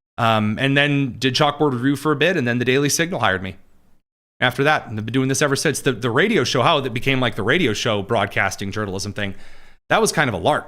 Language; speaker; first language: English; native; English